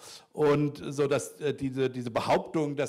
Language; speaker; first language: German; native; German